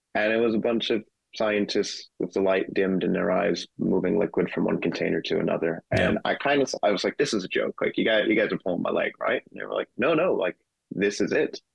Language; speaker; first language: English; native; English